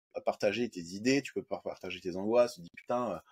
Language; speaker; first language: French; native; French